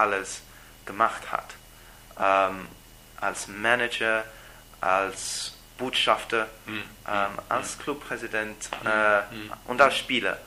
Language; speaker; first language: German; non-native, learner; English